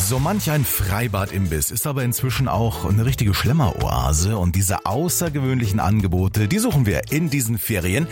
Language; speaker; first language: German; native; German